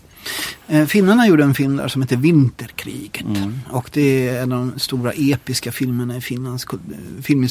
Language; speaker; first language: Swedish; native; Swedish